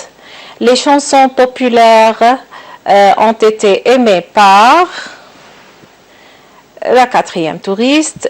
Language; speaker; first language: French; non-native, local second language; Arabic